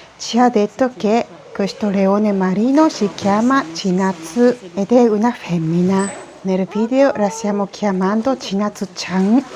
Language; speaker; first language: Italian; non-native, fluent; Japanese